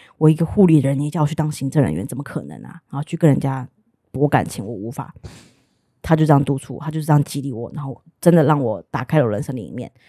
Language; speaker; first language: Chinese; native; Chinese